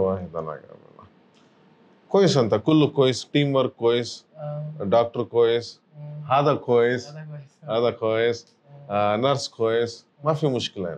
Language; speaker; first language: Arabic; non-native, learner; Kannada